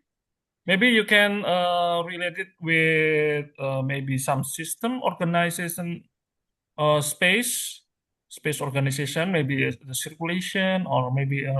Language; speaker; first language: English; non-native, learner; Indonesian